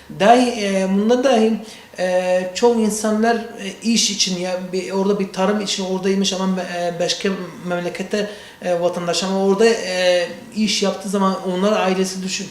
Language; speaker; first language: Turkish; non-native, learner; Central Kurdish